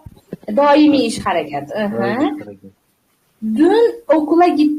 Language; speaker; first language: Turkish; non-native, fluent; Uzbek